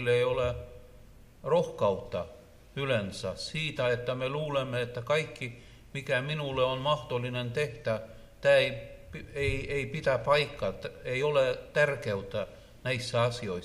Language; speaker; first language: Finnish; non-native, learner; Russian